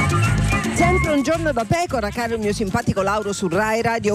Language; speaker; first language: Italian; native; Italian